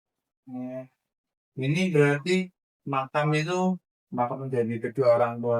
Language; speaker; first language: Indonesian; native; Indonesian